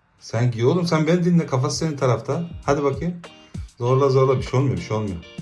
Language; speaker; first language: Turkish; early bilingual, heritage; Turkish